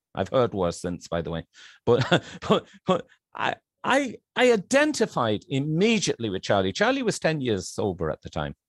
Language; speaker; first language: English; native; English